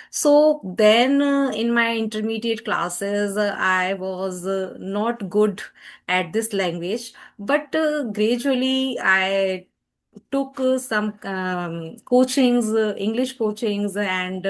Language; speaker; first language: English; non-native, learner; Hindi